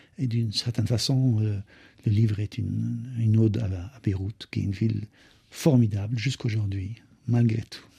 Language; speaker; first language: French; native; French